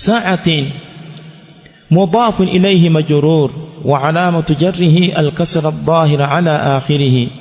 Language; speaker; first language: Arabic; non-native, fluent; Swahili